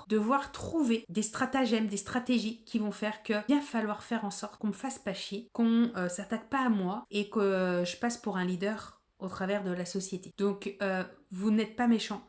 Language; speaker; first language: French; native; French